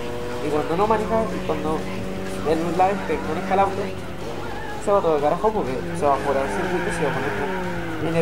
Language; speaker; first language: Spanish; native; Spanish